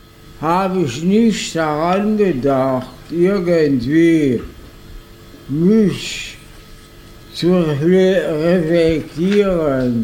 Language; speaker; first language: German; non-native, local second language; Swiss German